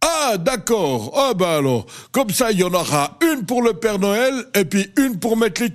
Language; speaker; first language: French; native; French